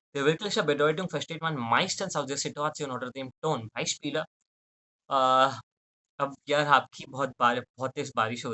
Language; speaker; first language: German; non-native, fluent; Hindi